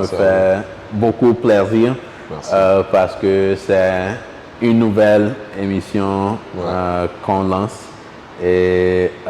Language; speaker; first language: French; non-native, local second language; Ewe